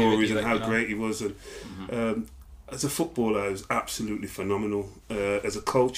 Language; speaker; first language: English; native; English